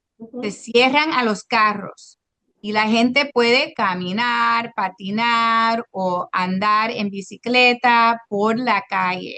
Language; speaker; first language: Spanish; non-native, local second language; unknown